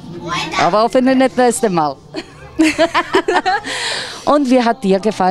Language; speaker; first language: German; non-native, learner; Croatian